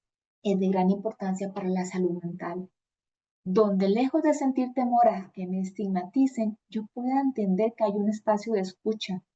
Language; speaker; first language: Spanish; native; Spanish